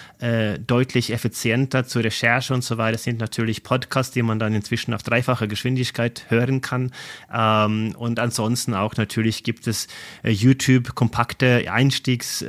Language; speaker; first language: German; non-native, fluent; Norwegian